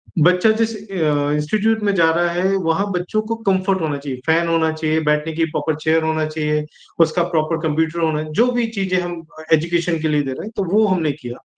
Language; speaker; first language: Hindi; native; Hindi